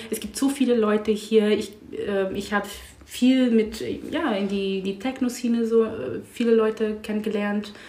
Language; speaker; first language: German; non-native, learner; English